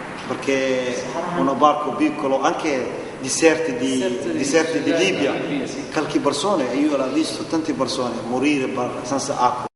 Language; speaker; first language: Italian; non-native, learner; Somali